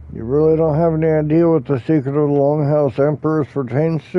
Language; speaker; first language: English; native; English